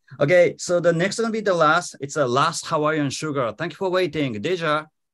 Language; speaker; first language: English; non-native, fluent; Japanese